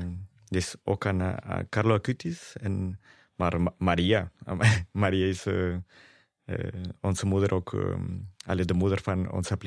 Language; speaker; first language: Dutch; non-native, fluent; Spanish